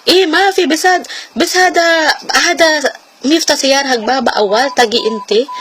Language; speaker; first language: Arabic; non-native, learner; Filipino